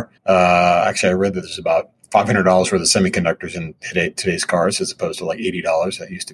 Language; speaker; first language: English; native; English